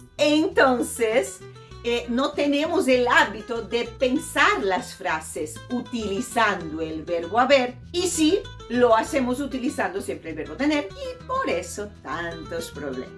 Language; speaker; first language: Spanish; non-native, fluent; Portuguese